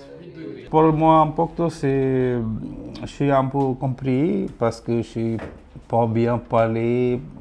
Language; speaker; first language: French; non-native, learner; Bangla